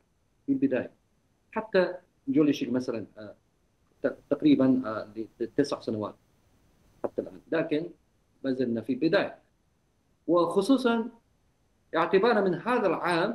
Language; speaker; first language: Arabic; non-native, fluent; Chinese